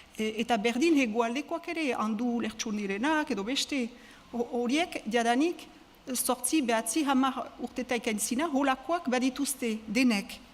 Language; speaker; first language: Basque; native; Basque